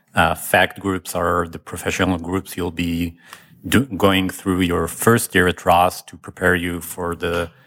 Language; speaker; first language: English; non-native, fluent; Hebrew